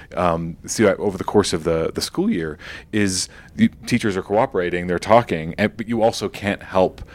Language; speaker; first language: English; native; English